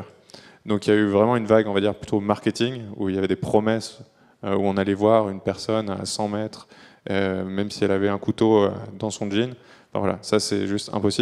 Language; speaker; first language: French; native; French